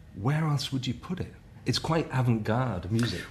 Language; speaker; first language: English; native; English